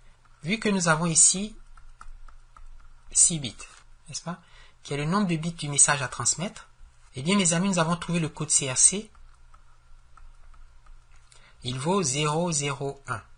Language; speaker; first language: French; native; French